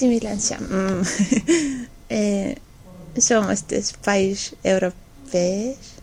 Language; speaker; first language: Portuguese; non-native, learner; Estonian